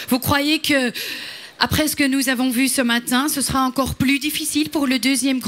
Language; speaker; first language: French; native; French